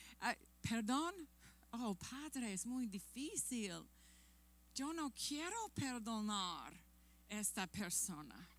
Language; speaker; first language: Spanish; non-native, fluent; English